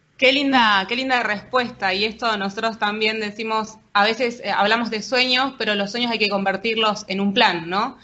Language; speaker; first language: Spanish; native; Spanish